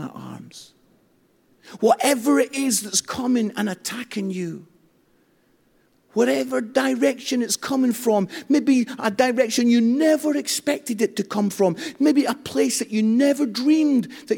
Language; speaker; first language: English; native; English